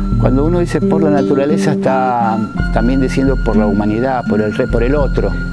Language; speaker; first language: Spanish; native; Spanish